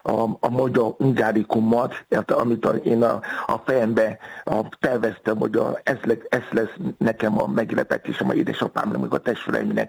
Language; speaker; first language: Hungarian; non-native, fluent; Yoruba